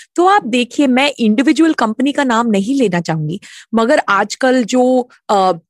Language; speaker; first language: Hindi; native; Hindi